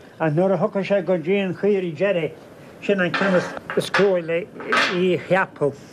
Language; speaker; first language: Irish; native; Irish